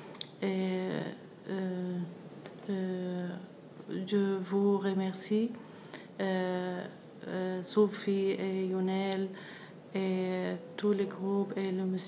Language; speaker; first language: French; non-native, learner; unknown